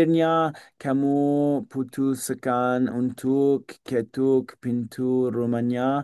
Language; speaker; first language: Indonesian; non-native, learner; English